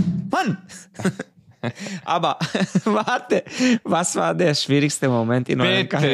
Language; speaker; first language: German; non-native, fluent; Hungarian